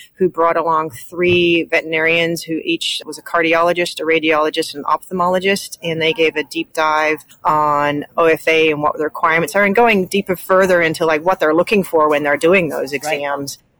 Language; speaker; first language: English; native; English